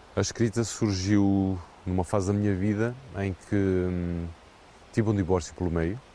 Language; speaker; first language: Portuguese; native; Portuguese